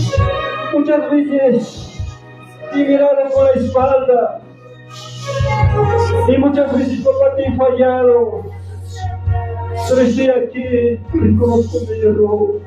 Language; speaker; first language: Spanish; non-native, local second language; Quechua